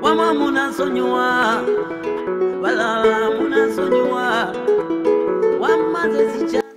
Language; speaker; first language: English; non-native, local second language; Ganda